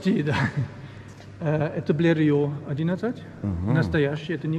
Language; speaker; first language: Russian; non-native, fluent; German